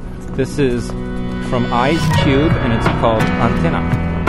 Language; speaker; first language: English; native; English